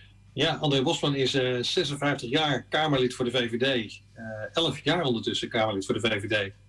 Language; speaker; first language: Dutch; native; Dutch